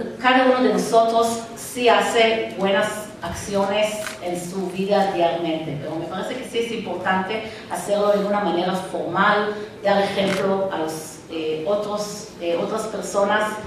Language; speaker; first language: Spanish; non-native, fluent; Hebrew